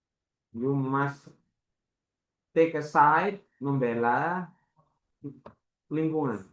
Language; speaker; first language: English; non-native, learner; Indonesian